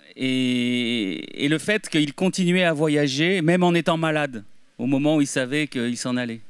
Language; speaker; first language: French; native; French